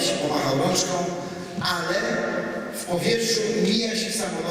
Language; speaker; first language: Polish; non-native, fluent; Russian